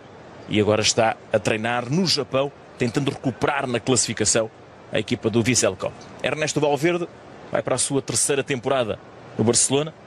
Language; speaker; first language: Portuguese; native; Portuguese